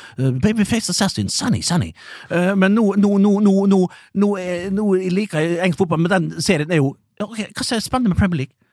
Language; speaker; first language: Norwegian; early bilingual, other home language; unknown